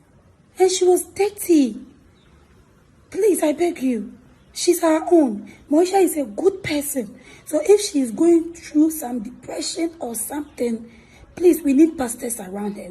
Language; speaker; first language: English; non-native, local second language; Akan